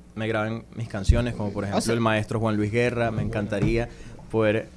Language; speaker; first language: Spanish; native; Spanish